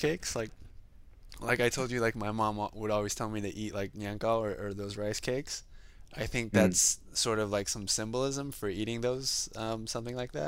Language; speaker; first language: English; native; English